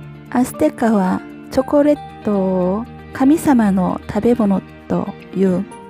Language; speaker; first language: Japanese; non-native, learner; Korean